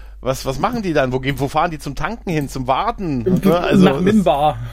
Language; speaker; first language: German; native; German